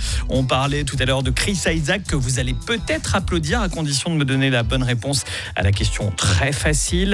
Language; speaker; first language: French; native; French